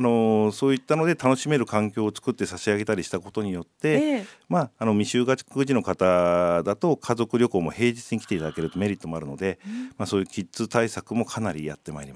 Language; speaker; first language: Japanese; native; Japanese